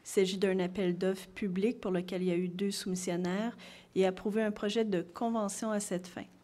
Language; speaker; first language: French; native; French